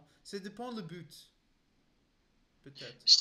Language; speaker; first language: French; non-native, learner; English